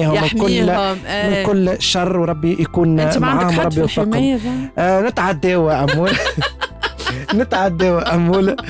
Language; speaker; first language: Arabic; native; Arabic